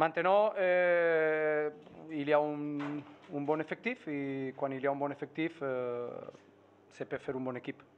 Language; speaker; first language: French; non-native, fluent; Spanish